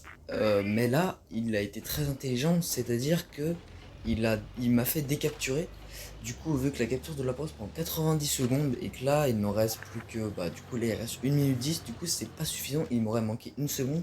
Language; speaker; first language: French; native; French